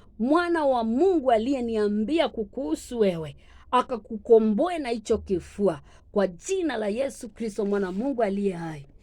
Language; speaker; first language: Swahili; non-native, local second language; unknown